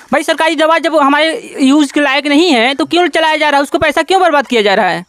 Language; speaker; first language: Hindi; native; Hindi